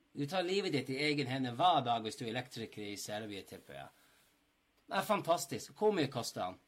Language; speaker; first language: Norwegian; non-native, fluent; English